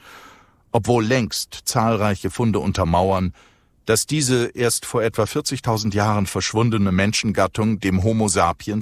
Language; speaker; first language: German; native; German